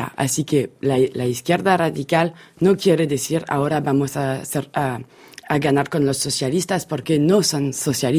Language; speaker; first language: Spanish; non-native, fluent; French